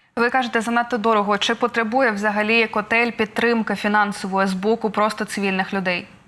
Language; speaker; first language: Ukrainian; native; Ukrainian